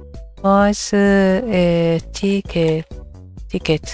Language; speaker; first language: English; non-native, learner; Japanese